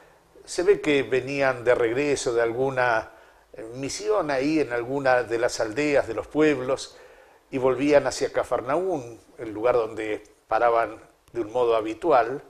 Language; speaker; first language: Spanish; native; Spanish